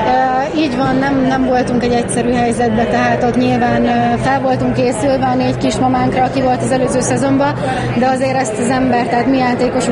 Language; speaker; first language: Hungarian; native; Hungarian